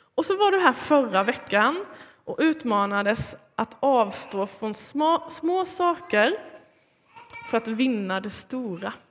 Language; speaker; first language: Swedish; native; Swedish